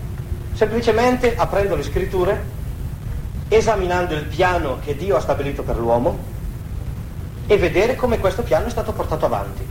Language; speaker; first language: Italian; native; Italian